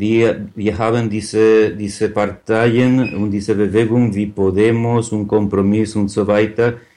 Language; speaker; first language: German; non-native, learner; Catalan